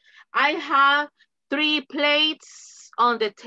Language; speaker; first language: English; non-native, fluent; Spanish